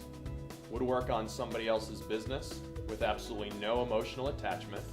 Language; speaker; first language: English; native; English